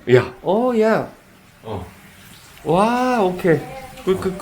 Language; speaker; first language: English; non-native, fluent; Korean